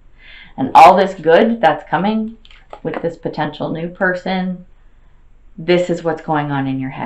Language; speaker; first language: English; native; English